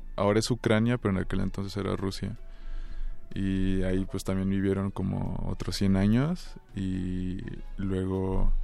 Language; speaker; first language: Spanish; native; Spanish